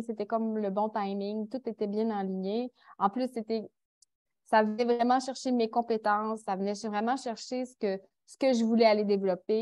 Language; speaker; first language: French; native; French